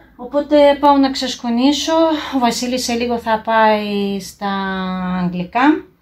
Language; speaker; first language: Greek; native; Greek